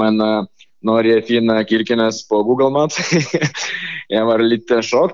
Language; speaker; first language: Norwegian; non-native, learner; Lithuanian